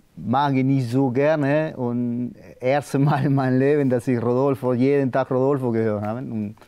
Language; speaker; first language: German; non-native, learner; Spanish